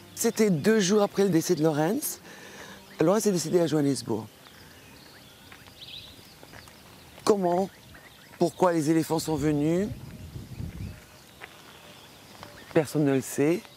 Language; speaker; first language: French; native; French